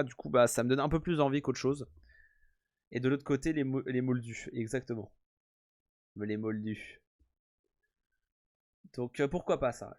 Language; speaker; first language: French; native; French